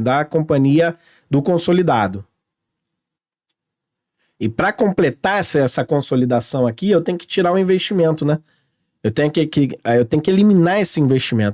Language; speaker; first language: Portuguese; native; Portuguese